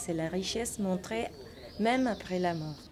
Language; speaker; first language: French; non-native, fluent; Spanish